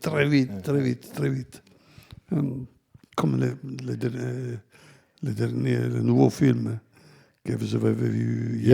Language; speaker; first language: French; non-native, fluent; Italian